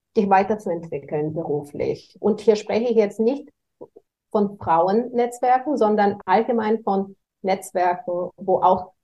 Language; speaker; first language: German; non-native, fluent; Bulgarian